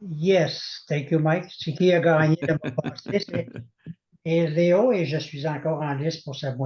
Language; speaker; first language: French; native; French